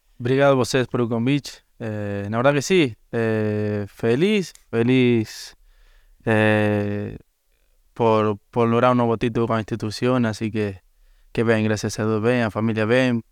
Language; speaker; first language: Portuguese; non-native, learner; Spanish